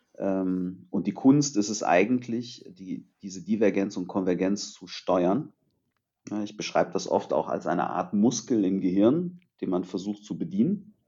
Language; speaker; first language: German; early bilingual, other home language; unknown